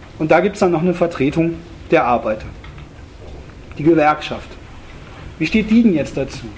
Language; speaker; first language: German; native; German